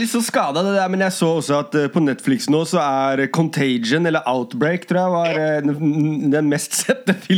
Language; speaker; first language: Norwegian; native; Norwegian